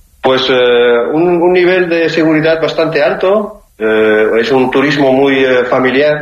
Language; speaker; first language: Spanish; early bilingual, heritage; Spanish